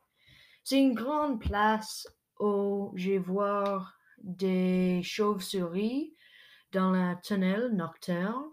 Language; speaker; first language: French; non-native, local second language; English